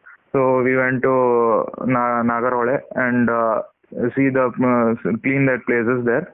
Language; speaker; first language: English; non-native, local second language; Kannada